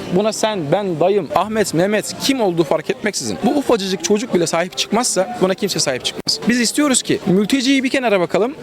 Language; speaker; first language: Turkish; native; Turkish